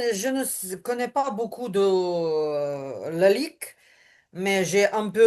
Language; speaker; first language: French; non-native, learner; Ukrainian